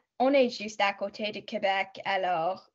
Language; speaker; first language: French; non-native, local second language; English